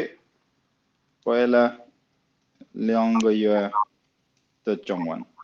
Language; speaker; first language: Chinese; non-native, learner; Swedish